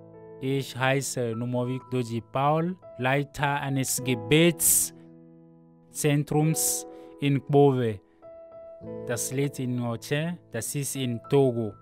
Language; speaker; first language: German; non-native, fluent; Ewe